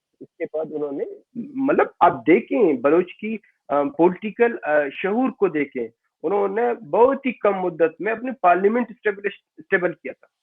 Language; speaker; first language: Urdu; non-native, local second language; Baluchi